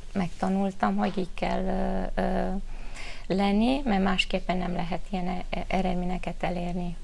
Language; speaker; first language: Hungarian; non-native, fluent; Romanian